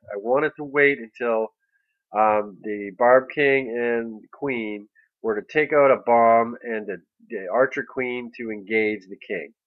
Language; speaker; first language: English; native; English